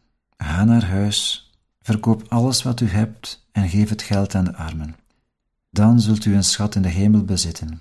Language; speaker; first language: Dutch; native; Dutch